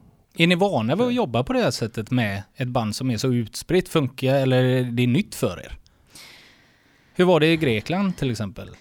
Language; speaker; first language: Swedish; native; Swedish